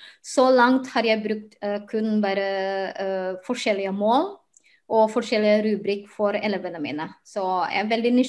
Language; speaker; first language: Norwegian; non-native, fluent; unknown